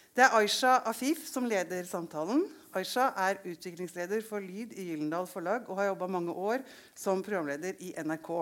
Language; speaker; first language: Norwegian; native; Norwegian